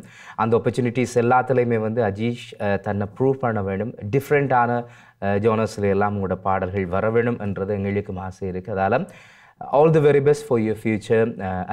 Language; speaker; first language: Tamil; native; Tamil